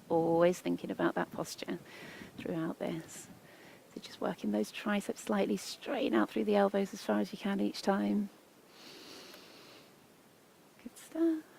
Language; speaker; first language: English; native; English